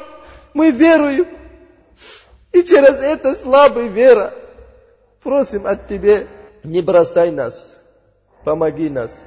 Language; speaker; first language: Russian; non-native, learner; Uzbek